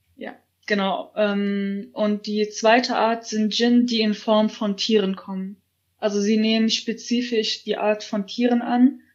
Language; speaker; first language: German; early bilingual, other home language; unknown